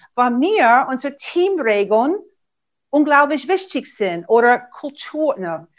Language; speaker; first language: German; non-native, fluent; English